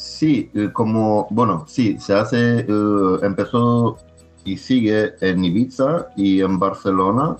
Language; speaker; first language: Spanish; non-native, fluent; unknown